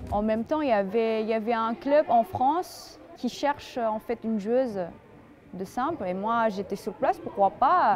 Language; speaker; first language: French; non-native, fluent; Indonesian